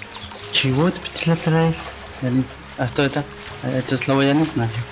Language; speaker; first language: Russian; non-native, learner; Spanish